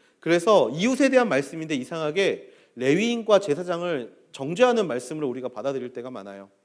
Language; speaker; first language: Korean; native; Korean